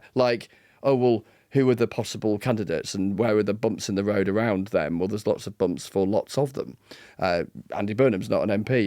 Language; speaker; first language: English; native; English